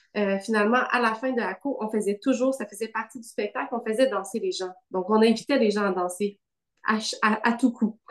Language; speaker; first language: French; native; French